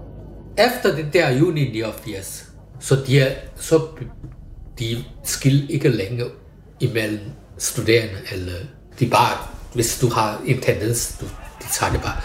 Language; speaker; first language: Danish; non-native, learner; Chinese